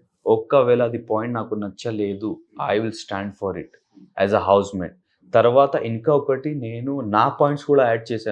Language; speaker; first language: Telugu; non-native, learner; Urdu